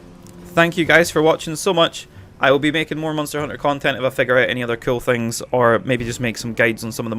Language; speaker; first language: English; native; English